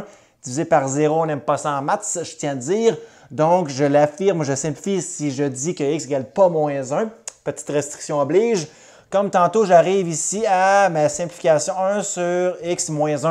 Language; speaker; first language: French; native; French